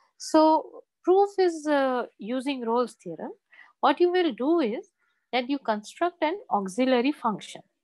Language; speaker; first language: English; non-native, local second language; Bangla